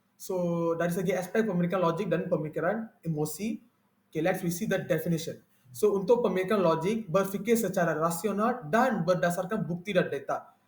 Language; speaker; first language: Malay; non-native, local second language; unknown